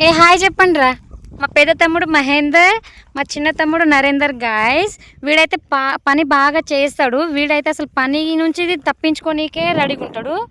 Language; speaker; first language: Telugu; non-native, local second language; Lambadi